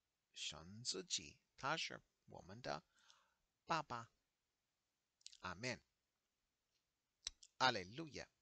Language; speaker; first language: Chinese; non-native, learner; English